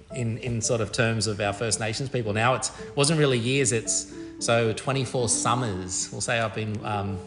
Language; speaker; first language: English; native; English